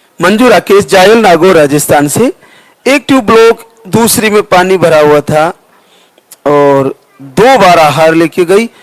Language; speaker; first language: Hindi; native; Hindi